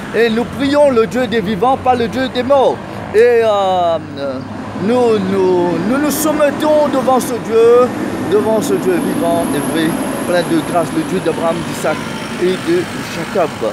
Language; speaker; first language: French; non-native, local second language; Morisyen